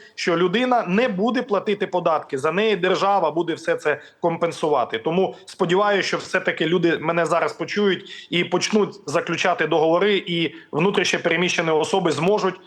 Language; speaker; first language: Ukrainian; native; Ukrainian